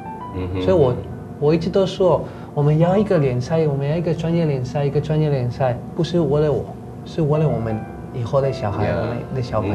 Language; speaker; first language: Chinese; non-native, fluent; Spanish